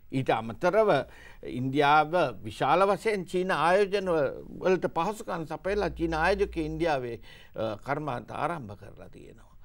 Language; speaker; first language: Sinhala; native; Sinhala